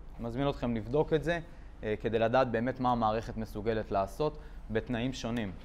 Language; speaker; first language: Hebrew; native; Hebrew